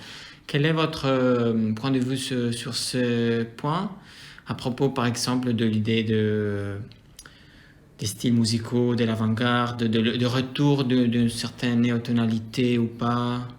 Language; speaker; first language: French; non-native, fluent; Italian